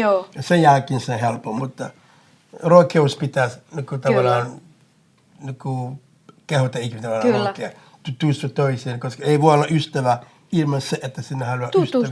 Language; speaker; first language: Finnish; non-native, fluent; English